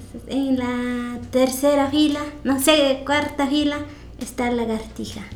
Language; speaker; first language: Spanish; non-native, local second language; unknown